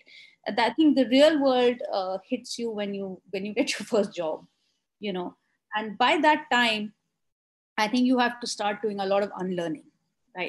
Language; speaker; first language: English; non-native, local second language; Hindi